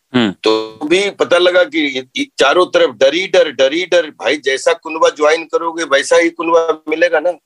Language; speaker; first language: Hindi; native; Hindi